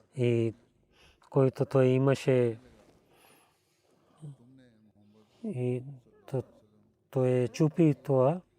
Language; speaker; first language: Bulgarian; non-native, learner; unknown